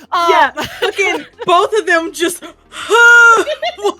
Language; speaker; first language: English; native; English